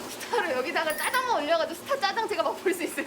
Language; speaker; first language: Korean; native; Korean